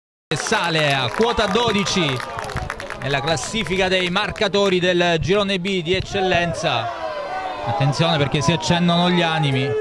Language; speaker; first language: Italian; native; Italian